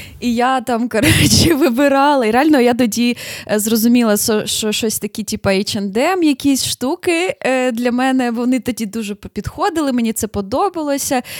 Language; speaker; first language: Ukrainian; native; Ukrainian